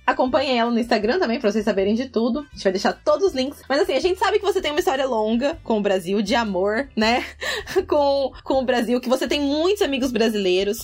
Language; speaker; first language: Portuguese; native; Portuguese